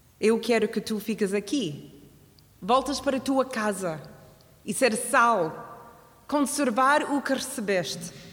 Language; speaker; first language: Portuguese; non-native, fluent; English